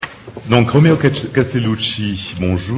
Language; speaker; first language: French; native; French